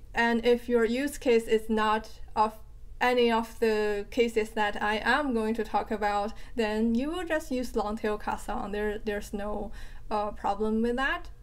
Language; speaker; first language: English; non-native, fluent; Chinese